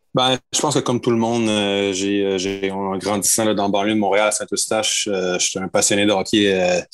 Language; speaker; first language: French; native; French